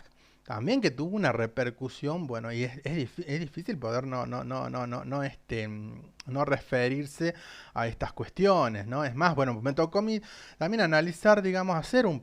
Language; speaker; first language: Spanish; native; Spanish